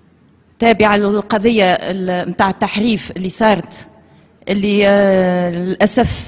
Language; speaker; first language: Arabic; native; Arabic